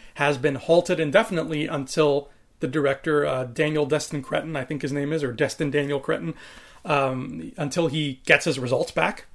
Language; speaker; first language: English; native; English